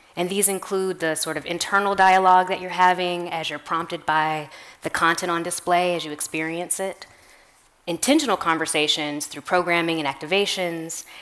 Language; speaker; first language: English; native; English